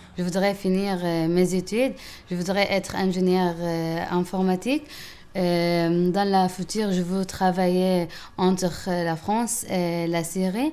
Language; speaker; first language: French; non-native, learner; Arabic